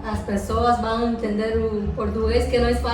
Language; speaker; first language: Portuguese; non-native, learner; Spanish